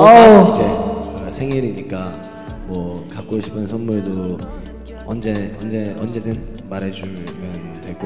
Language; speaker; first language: Korean; non-native, fluent; Chinese